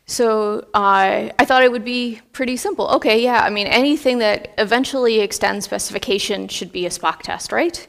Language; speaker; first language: English; native; English